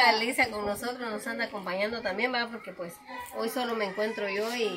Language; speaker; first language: Spanish; native; Spanish